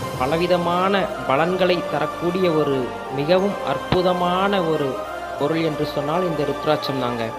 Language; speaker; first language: Tamil; native; Tamil